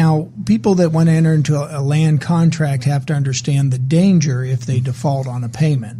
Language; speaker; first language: English; native; English